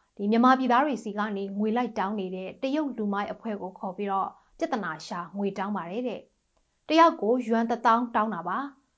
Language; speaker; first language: Burmese; native; Burmese